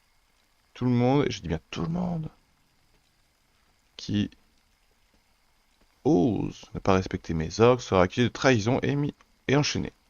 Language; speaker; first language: French; native; French